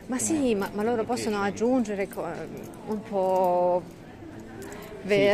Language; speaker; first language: Italian; non-native, learner; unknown